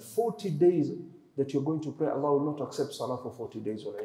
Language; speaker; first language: English; non-native, local second language; Swahili